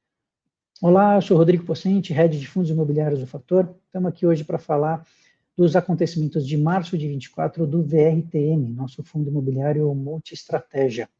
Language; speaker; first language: Portuguese; native; Portuguese